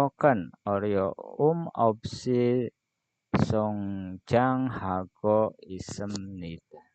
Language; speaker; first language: Korean; non-native, fluent; Indonesian